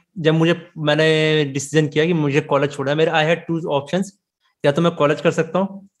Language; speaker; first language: Hindi; native; Hindi